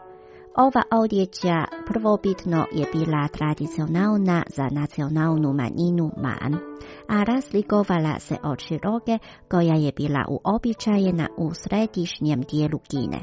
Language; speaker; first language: Croatian; non-native, fluent; Chinese